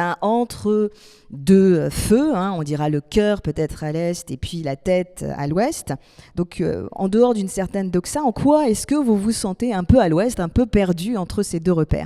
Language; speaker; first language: French; native; French